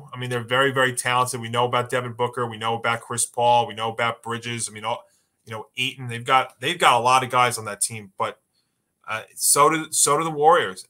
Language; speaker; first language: English; native; English